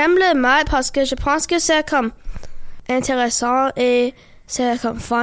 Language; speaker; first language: French; early bilingual, other home language; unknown